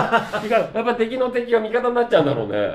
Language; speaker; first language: Japanese; native; Japanese